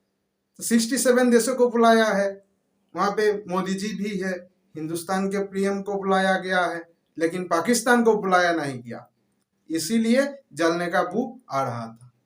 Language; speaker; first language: Hindi; non-native, local second language; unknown